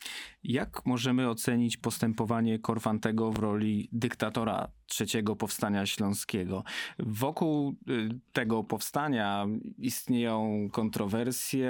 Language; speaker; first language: Polish; native; Polish